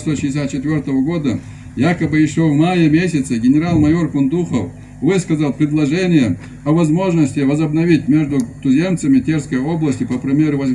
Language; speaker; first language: Russian; non-native, local second language; Ingush